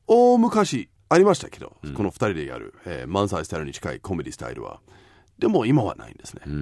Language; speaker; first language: Japanese; non-native, fluent; English